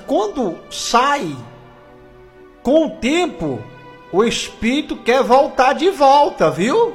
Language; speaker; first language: Portuguese; native; Portuguese